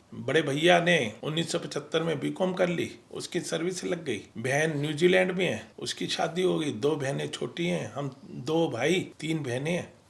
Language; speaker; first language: Hindi; non-native, local second language; Punjabi